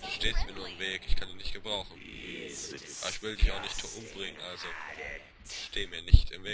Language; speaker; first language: German; native; German